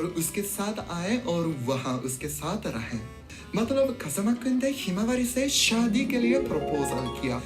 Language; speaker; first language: Hindi; non-native, fluent; Japanese